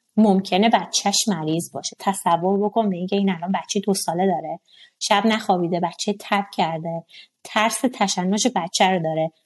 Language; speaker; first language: Persian; non-native, local second language; Azerbaijani